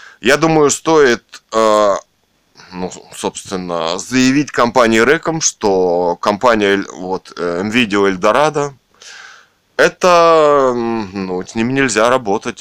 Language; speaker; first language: Russian; native; Russian